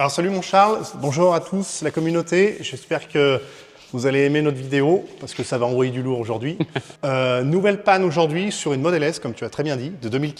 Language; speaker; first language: French; native; French